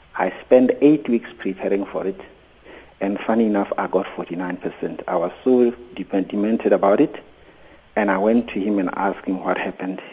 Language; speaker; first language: English; non-native, local second language; Venda